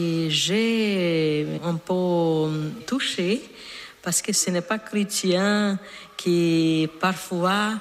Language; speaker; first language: French; non-native, learner; Portuguese